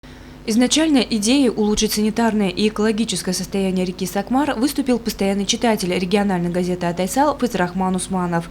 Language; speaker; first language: Russian; native; Russian